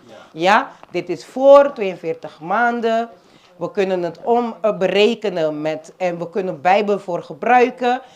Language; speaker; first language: Dutch; non-native, local second language; Papiamento